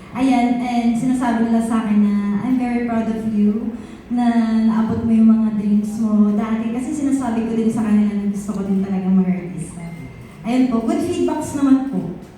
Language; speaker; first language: Filipino; native; Filipino